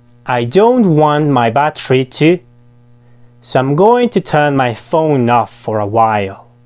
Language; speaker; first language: English; non-native, fluent; Spanish